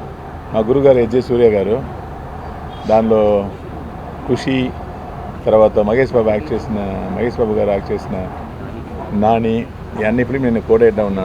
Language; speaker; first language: Telugu; non-native, learner; Tamil